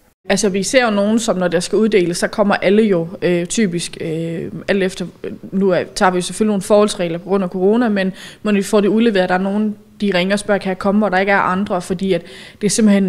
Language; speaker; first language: Danish; native; Danish